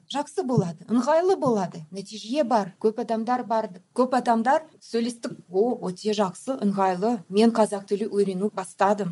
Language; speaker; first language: Kazakh; non-native, local second language; Russian